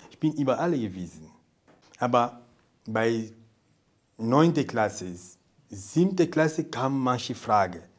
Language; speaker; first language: German; non-native, fluent; Portuguese